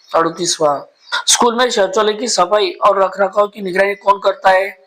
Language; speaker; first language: Hindi; non-native, local second language; Marathi